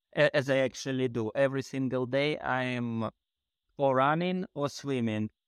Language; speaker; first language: English; non-native, fluent; Ukrainian